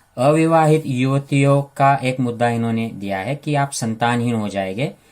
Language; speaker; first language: Hindi; non-native, local second language; Marathi